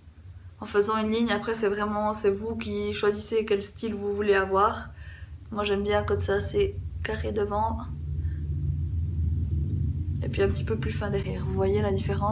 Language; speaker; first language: French; native; French